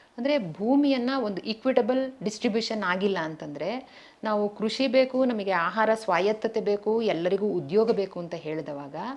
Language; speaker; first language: Kannada; native; Kannada